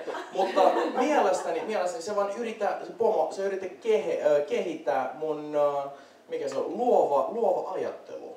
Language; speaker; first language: Finnish; non-native, fluent; Russian